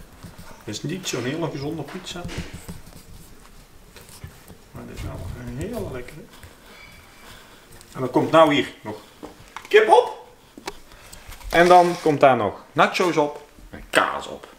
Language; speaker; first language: Dutch; native; Dutch